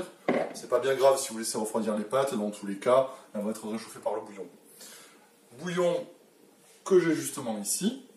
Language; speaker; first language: French; native; French